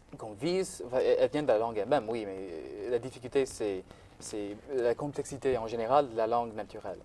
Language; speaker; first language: French; non-native, fluent; English